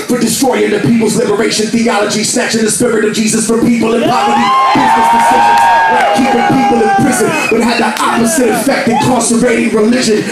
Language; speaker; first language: English; early bilingual, other home language; Spanish